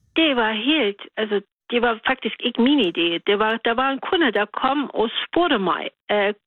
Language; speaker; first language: Danish; non-native, learner; German